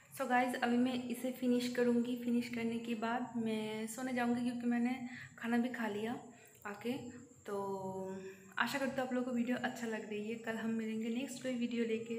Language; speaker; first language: Hindi; non-native, local second language; Bangla